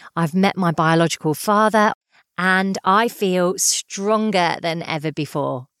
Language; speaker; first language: English; native; English